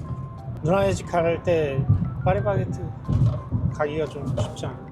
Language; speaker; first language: Korean; native; Korean